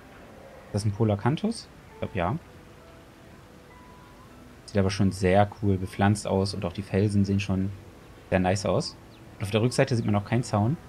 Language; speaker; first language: German; native; German